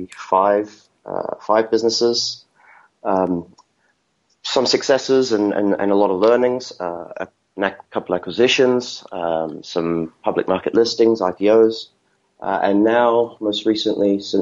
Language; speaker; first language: English; native; English